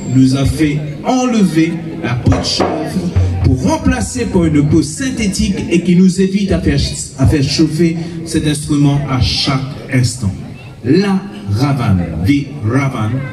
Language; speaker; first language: French; non-native, local second language; Morisyen